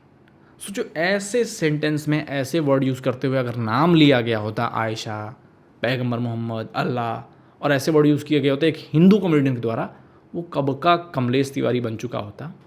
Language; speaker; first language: Hindi; native; Hindi